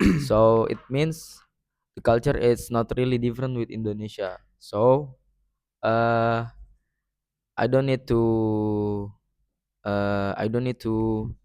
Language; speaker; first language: English; non-native, learner; Indonesian